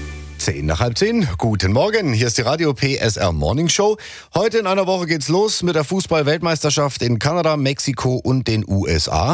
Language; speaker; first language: German; native; German